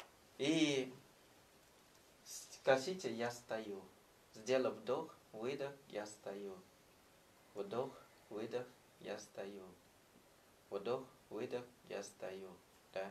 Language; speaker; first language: Russian; non-native, learner; Thai